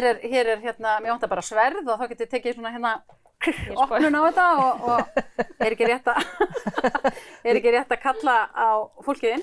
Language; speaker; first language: Icelandic; native; Icelandic